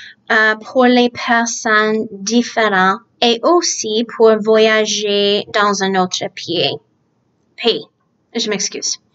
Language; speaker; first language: French; early bilingual, other home language; Czech